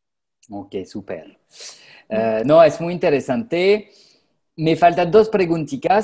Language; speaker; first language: Spanish; non-native, fluent; French